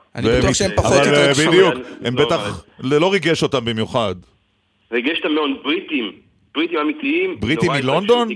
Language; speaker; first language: Hebrew; native; Hebrew